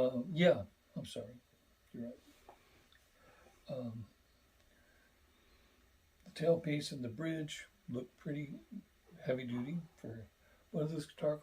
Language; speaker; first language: English; native; English